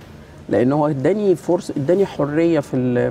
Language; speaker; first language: Arabic; native; Arabic